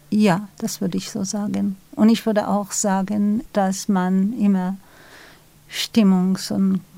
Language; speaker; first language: German; non-native, fluent; Hebrew